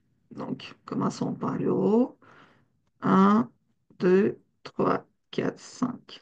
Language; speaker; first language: French; non-native, fluent; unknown